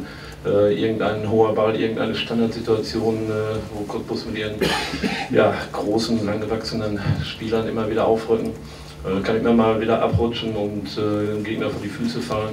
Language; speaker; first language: German; native; German